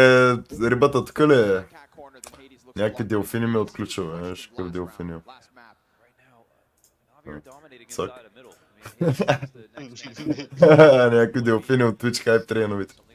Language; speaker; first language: Bulgarian; native; Bulgarian